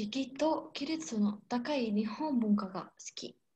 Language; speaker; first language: Japanese; non-native, learner; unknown